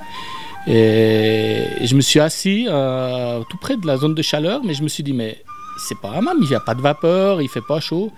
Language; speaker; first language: French; native; French